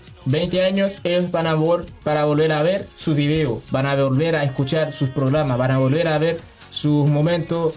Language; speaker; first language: Spanish; non-native, learner; Haitian Creole